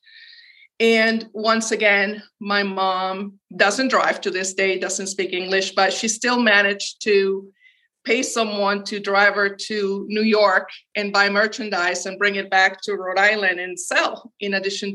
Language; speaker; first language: English; early bilingual, other home language; Spanish